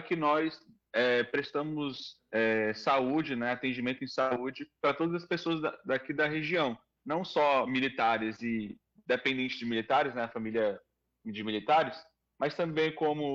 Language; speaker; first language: Portuguese; native; Portuguese